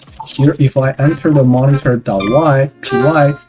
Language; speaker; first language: English; non-native, fluent; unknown